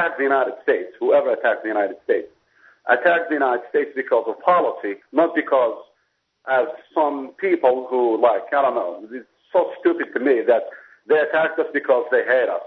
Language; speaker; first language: English; non-native, fluent; Berber languages